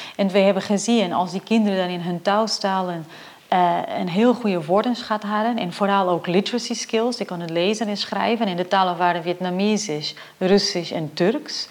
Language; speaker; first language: Dutch; non-native, fluent; Portuguese